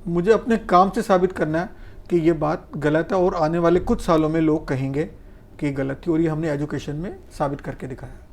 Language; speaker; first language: Hindi; non-native, local second language; Punjabi